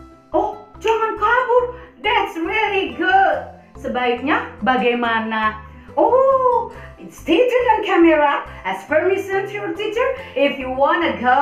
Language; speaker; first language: English; non-native, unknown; Indonesian